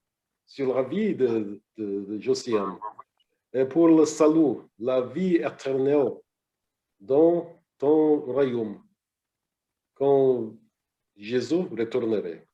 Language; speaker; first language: French; non-native, learner; English